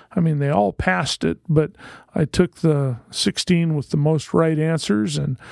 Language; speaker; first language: English; native; English